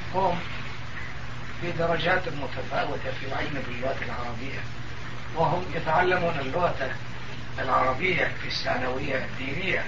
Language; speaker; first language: Arabic; non-native, fluent; Turkish